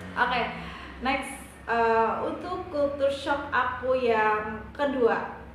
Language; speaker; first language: Indonesian; native; Indonesian